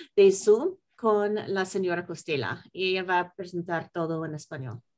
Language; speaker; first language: Spanish; non-native, fluent; English